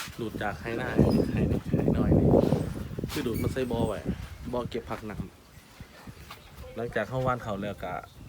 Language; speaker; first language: Thai; native; Thai